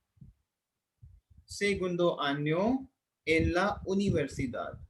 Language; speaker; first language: Spanish; non-native, fluent; Hindi